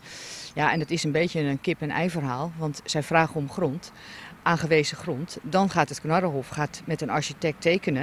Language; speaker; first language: Dutch; native; Dutch